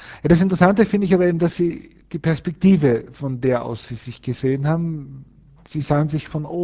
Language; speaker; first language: German; native; German